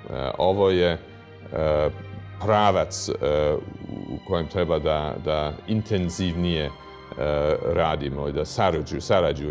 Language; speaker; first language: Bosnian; non-native, fluent; English